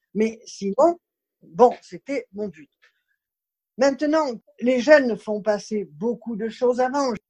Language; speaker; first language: French; native; French